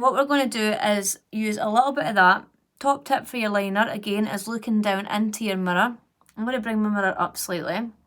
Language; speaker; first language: English; native; English